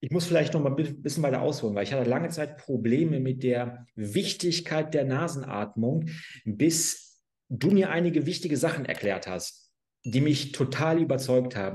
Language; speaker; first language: German; native; German